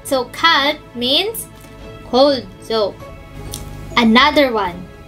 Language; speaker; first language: English; non-native, local second language; Filipino